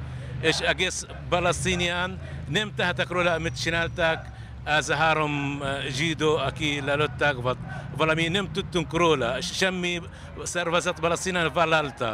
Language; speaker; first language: Hungarian; non-native, learner; Arabic